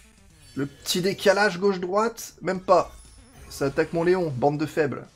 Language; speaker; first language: French; native; French